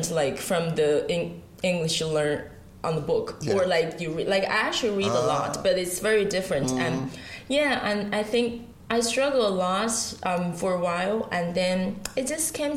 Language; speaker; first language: English; non-native, fluent; Chinese